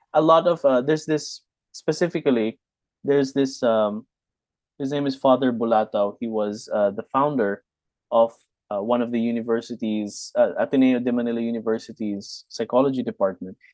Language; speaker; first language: English; non-native, local second language; Hiligaynon